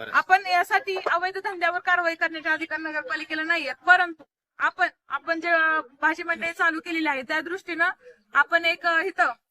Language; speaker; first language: Marathi; native; Marathi